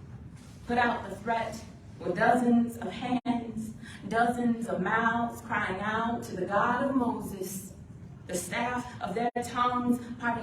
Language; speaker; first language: English; native; English